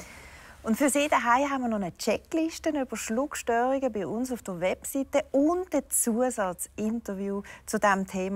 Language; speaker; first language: German; native; German